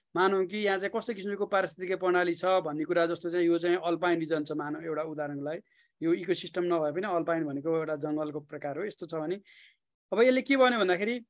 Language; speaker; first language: Nepali; native; Nepali